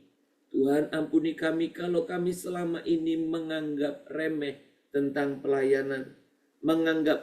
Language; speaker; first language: Indonesian; native; Indonesian